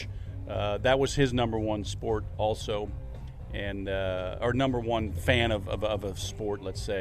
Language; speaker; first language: English; native; English